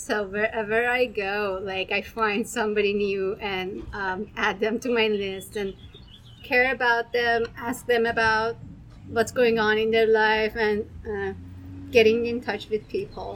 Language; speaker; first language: English; non-native, fluent; Persian